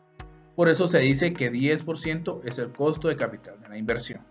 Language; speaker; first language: Spanish; native; Spanish